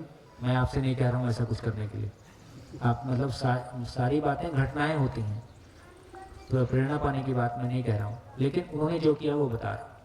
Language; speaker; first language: Hindi; native; Hindi